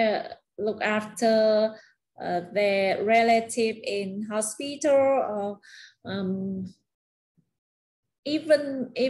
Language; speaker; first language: English; non-native, learner; Vietnamese